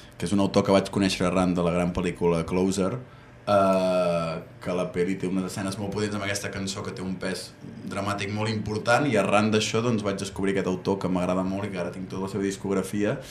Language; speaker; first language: Catalan; native; Catalan